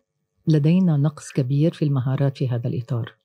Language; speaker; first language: Arabic; native; Arabic